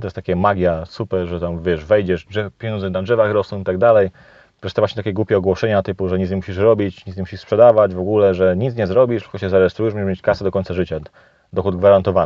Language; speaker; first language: Polish; native; Polish